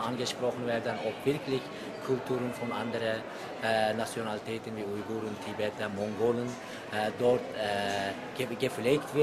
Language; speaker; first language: German; non-native, learner; Uyghur